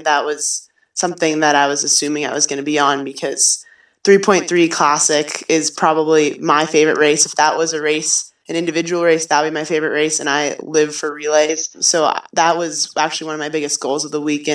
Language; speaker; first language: English; native; English